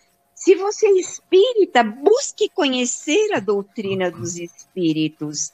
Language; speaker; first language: Portuguese; native; Portuguese